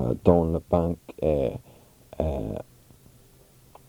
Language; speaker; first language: French; non-native, learner; English